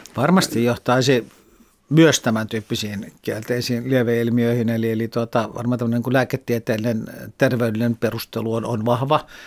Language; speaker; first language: Finnish; native; Finnish